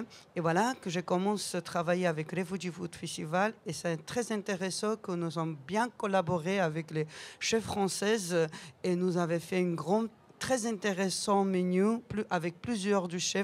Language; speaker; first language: French; non-native, learner; Georgian